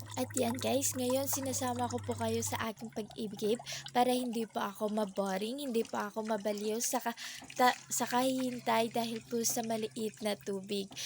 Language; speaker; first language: Filipino; non-native, local second language; Cebuano